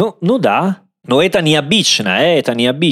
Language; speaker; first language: Russian; non-native, learner; Italian